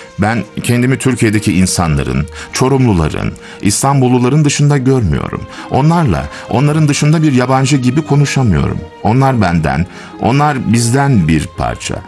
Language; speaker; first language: Turkish; native; Turkish